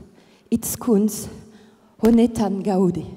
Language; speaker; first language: Basque; non-native, learner; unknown